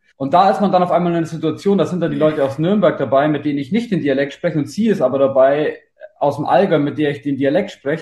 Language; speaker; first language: German; native; German